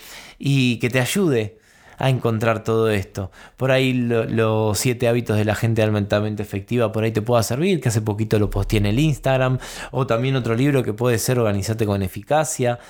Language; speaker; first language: Spanish; native; Spanish